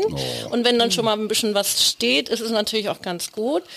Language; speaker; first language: German; native; German